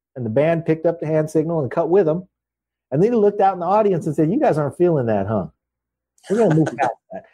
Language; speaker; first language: English; native; English